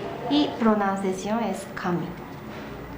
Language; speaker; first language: Spanish; non-native, learner; Japanese